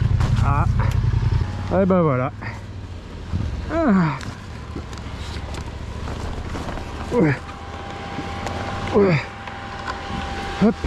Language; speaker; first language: French; native; French